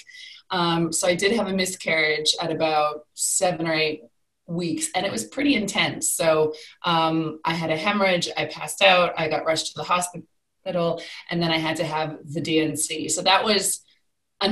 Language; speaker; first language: English; native; English